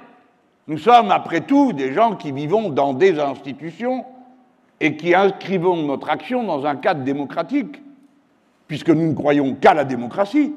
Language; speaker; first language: French; native; French